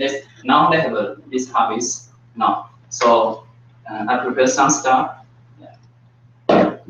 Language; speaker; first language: English; non-native, fluent; Chinese